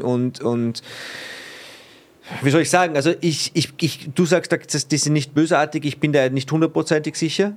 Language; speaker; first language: German; native; German